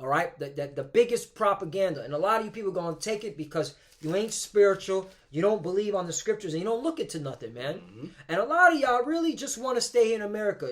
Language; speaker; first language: English; native; English